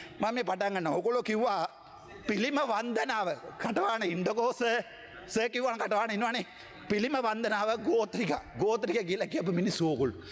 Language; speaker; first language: Sinhala; non-native, local second language; Tamil